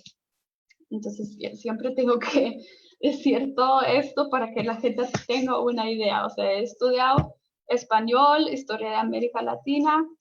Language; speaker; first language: Spanish; non-native, fluent; German